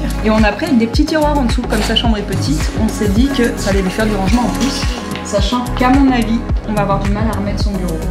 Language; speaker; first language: French; native; French